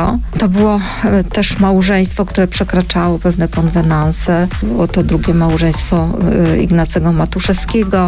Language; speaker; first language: Polish; native; Polish